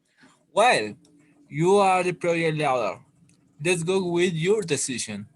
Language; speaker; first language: English; non-native, learner; Spanish